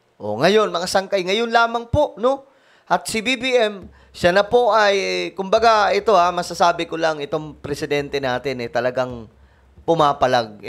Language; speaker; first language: Filipino; non-native, local second language; Cebuano